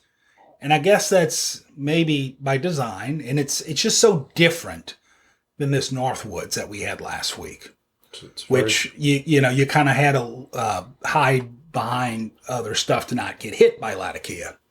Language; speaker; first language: English; native; English